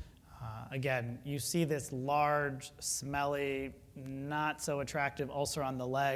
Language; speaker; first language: English; native; English